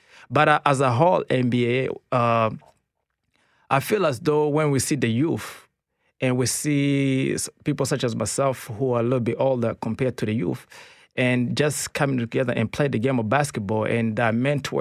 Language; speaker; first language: English; non-native, local second language; Kinyarwanda